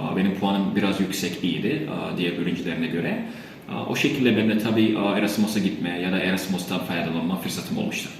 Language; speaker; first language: Turkish; non-native, fluent; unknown